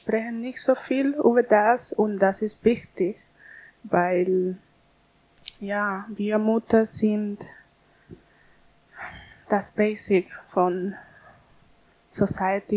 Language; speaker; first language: German; non-native, learner; Spanish